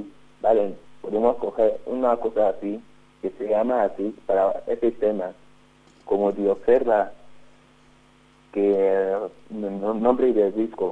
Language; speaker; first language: Spanish; non-native, learner; Yoruba